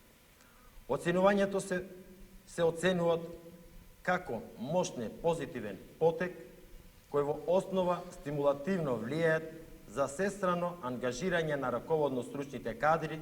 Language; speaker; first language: Macedonian; native; Macedonian